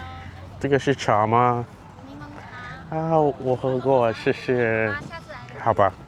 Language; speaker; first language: Chinese; non-native, learner; English